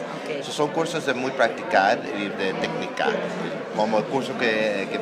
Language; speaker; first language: Spanish; non-native, learner; English